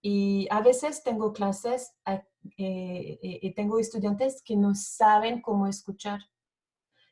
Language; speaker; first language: Spanish; non-native, fluent; French